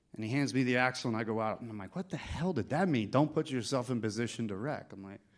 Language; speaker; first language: English; native; English